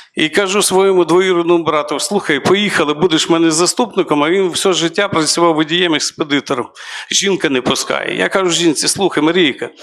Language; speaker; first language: Ukrainian; native; Ukrainian